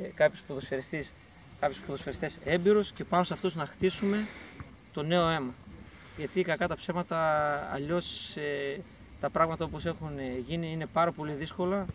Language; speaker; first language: Greek; native; Greek